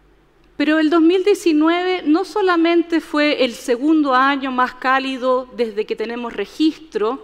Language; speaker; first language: Spanish; native; Spanish